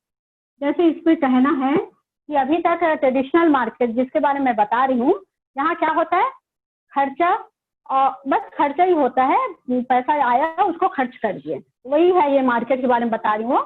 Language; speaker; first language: Hindi; native; Hindi